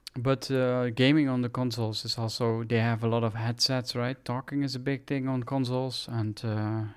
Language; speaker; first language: English; non-native, fluent; Dutch